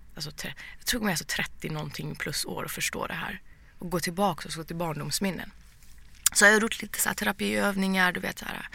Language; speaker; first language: Swedish; early bilingual, other home language; Persian